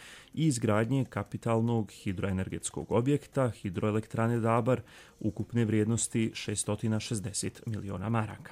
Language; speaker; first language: Croatian; native; Croatian